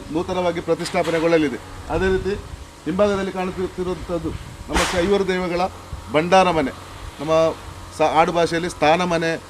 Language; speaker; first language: Kannada; native; Kannada